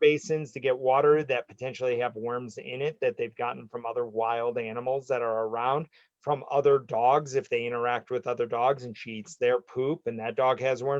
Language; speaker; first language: English; native; English